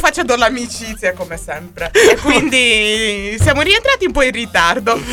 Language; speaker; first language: Italian; native; Italian